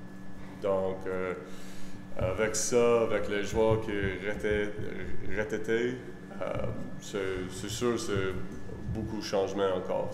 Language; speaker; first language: French; non-native, learner; English